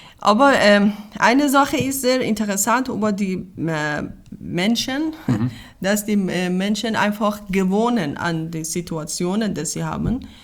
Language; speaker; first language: German; non-native, learner; Persian